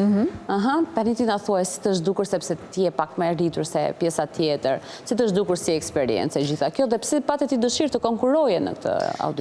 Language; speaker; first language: Albanian; native; Albanian